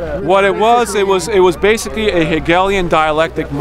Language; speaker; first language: English; native; English